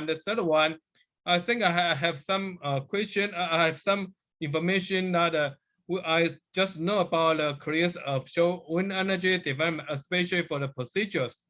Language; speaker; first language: English; non-native, learner; Chinese